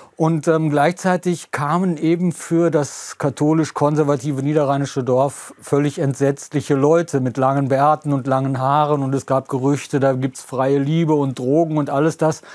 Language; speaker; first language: German; native; German